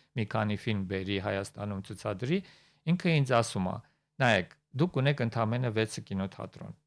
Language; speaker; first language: Armenian; native; Armenian